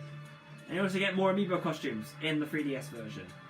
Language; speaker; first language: English; native; English